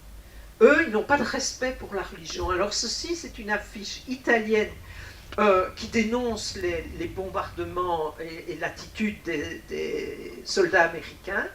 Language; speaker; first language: French; native; French